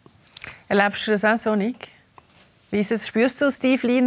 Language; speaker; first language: German; native; German